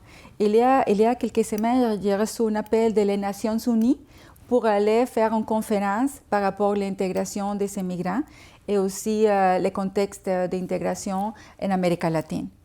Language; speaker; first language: French; non-native, fluent; Spanish